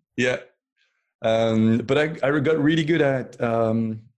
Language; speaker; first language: English; non-native, fluent; French